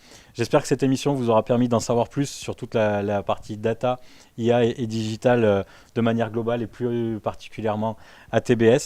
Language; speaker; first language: French; native; French